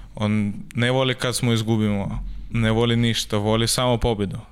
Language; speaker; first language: Serbian; non-native, learner; Russian